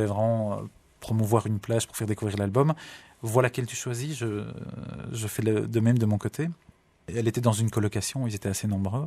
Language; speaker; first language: French; native; French